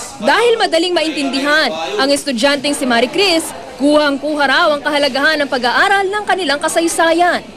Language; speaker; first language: Filipino; native; Filipino